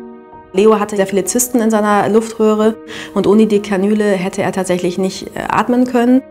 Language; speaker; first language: German; native; German